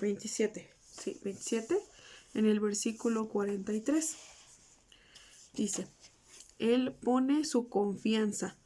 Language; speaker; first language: Spanish; native; Spanish